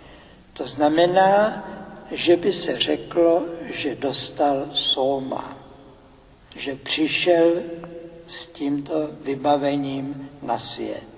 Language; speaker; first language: Czech; native; Czech